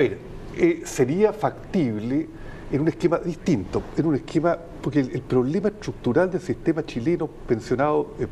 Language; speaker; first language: Spanish; native; Spanish